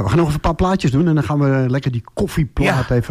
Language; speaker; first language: Dutch; native; Dutch